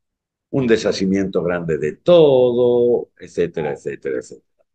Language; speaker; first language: Spanish; native; Spanish